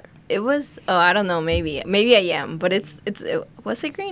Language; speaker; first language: English; early bilingual, other home language; Spanish